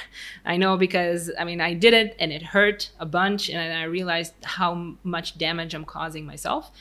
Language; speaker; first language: English; non-native, fluent; Hebrew